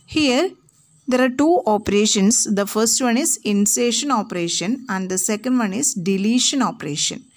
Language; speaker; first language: English; non-native, local second language; Malayalam